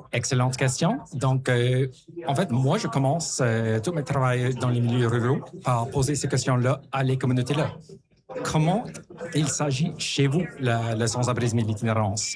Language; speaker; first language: French; native; French